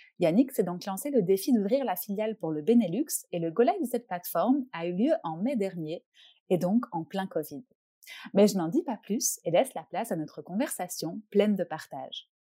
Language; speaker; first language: French; native; French